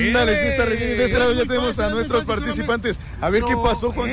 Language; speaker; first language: Spanish; native; Spanish